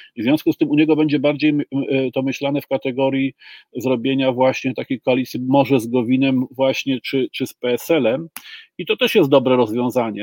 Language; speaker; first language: Polish; native; Polish